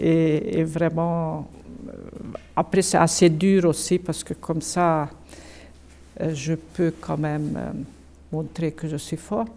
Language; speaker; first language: French; non-native, fluent; Hungarian